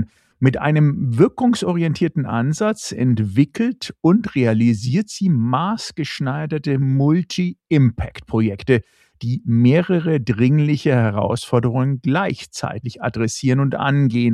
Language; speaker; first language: German; native; German